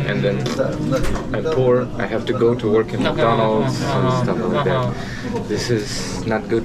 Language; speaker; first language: English; non-native, fluent; Russian